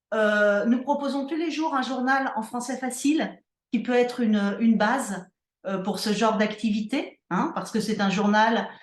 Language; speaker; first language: French; native; French